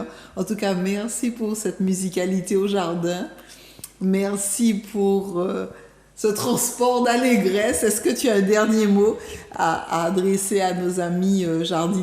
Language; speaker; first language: French; native; French